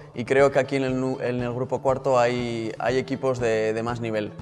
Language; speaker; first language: Spanish; native; Spanish